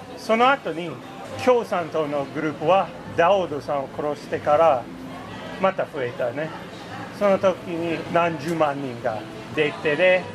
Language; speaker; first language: Japanese; non-native, fluent; English